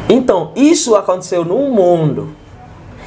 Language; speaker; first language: Portuguese; non-native, learner; Yoruba